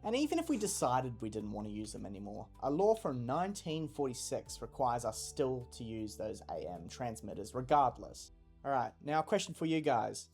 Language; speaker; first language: English; native; English